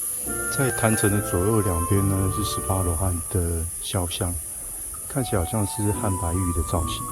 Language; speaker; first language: Chinese; native; Chinese